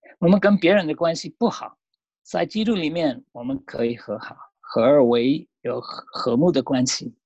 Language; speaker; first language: Chinese; non-native, fluent; English